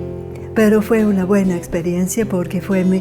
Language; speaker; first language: Spanish; non-native, fluent; English